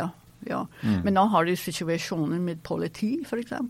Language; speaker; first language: Norwegian; non-native, fluent; English